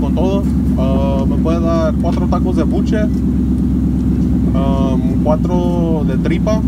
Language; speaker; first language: Spanish; early bilingual, heritage; Spanish